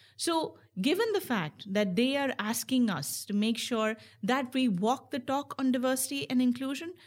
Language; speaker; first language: English; non-native, local second language; Hindi